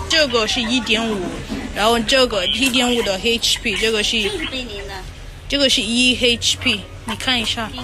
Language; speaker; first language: Chinese; non-native, fluent; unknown